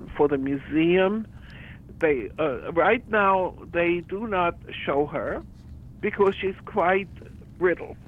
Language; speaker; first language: English; early bilingual, other home language; German